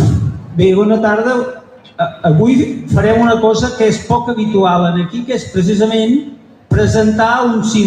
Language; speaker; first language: Catalan; native; Catalan